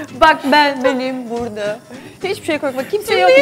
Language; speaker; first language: Turkish; non-native, learner; Portuguese